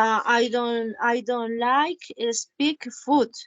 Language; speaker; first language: English; non-native, learner; Spanish